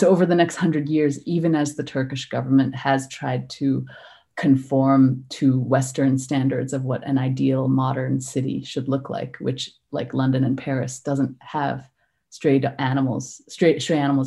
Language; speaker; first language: English; non-native, local second language; Cantonese